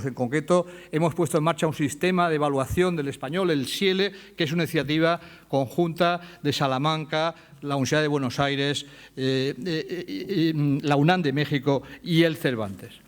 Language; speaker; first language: Spanish; native; Spanish